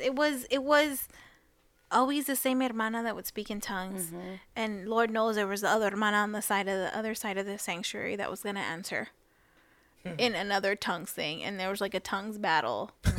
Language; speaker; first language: English; early bilingual, other home language; Spanish